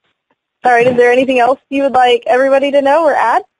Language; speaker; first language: English; native; English